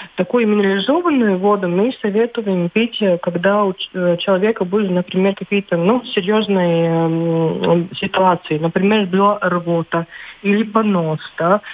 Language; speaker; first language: Russian; non-native, local second language; Latvian